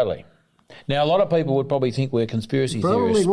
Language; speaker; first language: English; native; English